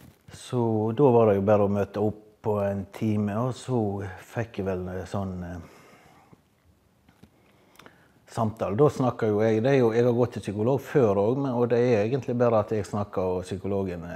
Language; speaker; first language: Norwegian; native; Norwegian